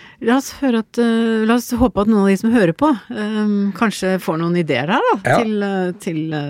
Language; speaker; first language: Norwegian; native; Norwegian